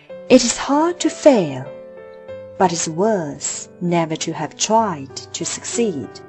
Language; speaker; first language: English; non-native, fluent; Chinese